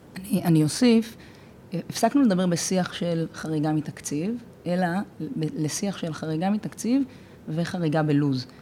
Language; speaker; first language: Hebrew; native; Hebrew